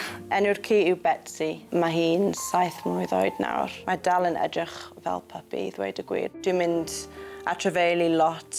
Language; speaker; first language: Welsh; non-native, local second language; English